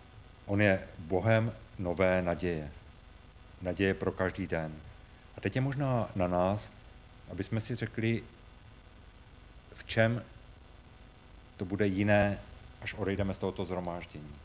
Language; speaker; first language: Czech; native; Czech